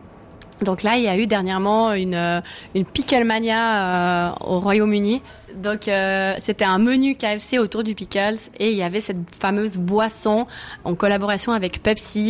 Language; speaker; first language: French; native; French